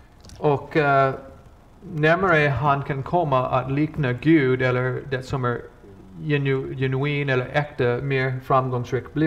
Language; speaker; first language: Swedish; non-native, fluent; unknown